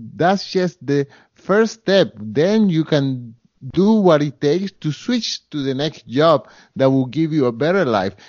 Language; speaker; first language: English; non-native, fluent; Spanish